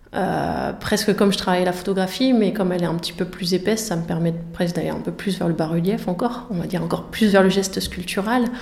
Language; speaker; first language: French; native; French